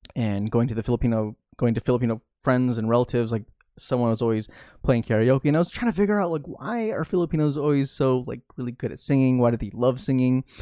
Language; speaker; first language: English; early bilingual, other home language; Filipino